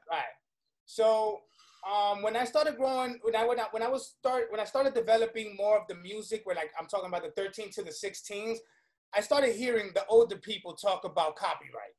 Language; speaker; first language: English; early bilingual, other home language; Spanish